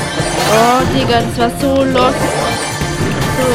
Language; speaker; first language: German; native; German